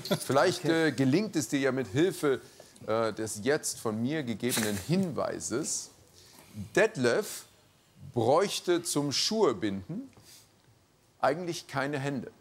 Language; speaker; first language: German; native; German